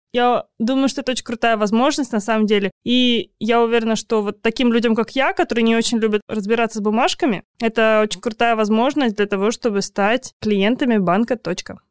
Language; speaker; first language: Russian; native; Russian